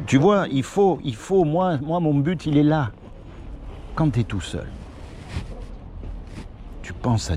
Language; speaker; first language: French; native; French